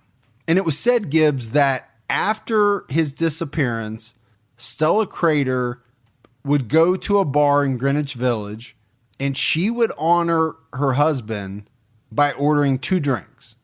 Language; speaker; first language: English; native; English